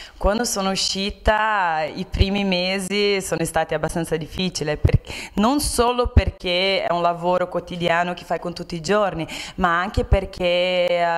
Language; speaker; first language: Italian; non-native, fluent; Portuguese